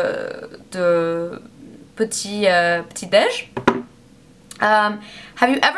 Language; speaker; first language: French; non-native, learner; English